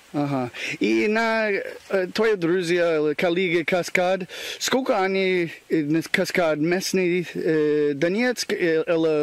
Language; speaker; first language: Russian; non-native, learner; English